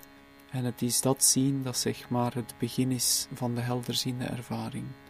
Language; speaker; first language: Dutch; native; Dutch